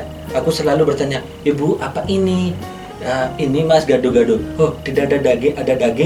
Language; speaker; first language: Indonesian; non-native, learner; Hindi